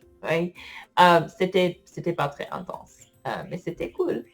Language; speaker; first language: French; non-native, fluent; English